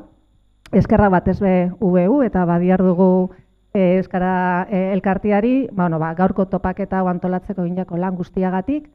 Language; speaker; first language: Basque; native; Basque